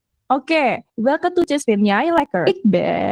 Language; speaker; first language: Dutch; non-native, fluent; Indonesian